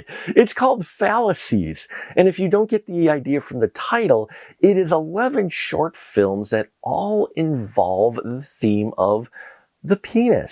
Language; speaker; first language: English; native; English